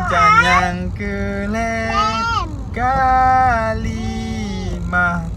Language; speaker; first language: Indonesian; non-native, local second language; Achinese